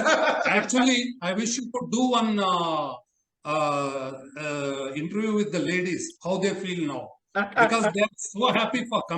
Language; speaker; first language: English; non-native, local second language; Telugu